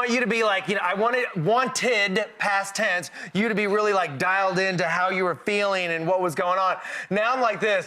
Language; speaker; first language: English; native; English